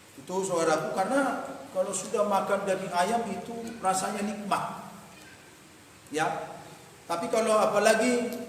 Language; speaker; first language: Indonesian; non-native, local second language; Batak Toba